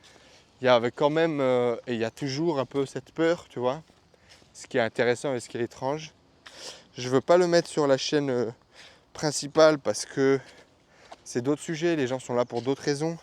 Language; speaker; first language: French; native; French